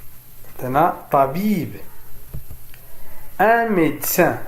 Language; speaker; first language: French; non-native, fluent; Arabic